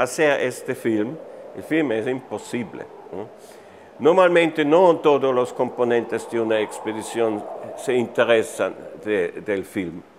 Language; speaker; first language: Spanish; non-native, fluent; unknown